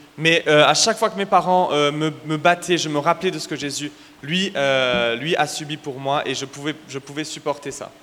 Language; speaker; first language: French; native; French